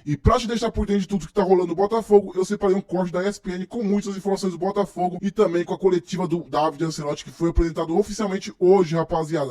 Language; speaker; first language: Portuguese; native; Portuguese